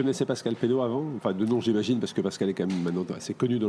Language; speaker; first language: French; native; French